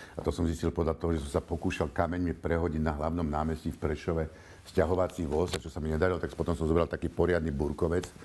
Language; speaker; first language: Slovak; native; Slovak